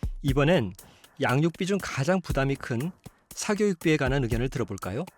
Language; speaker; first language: Korean; native; Korean